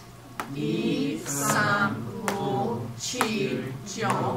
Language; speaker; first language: Chinese; non-native, learner; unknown